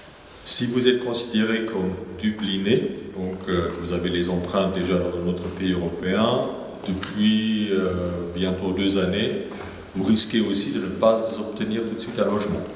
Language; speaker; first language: French; native; French